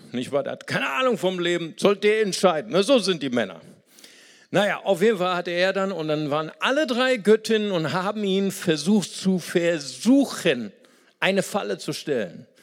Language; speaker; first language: German; non-native, fluent; Portuguese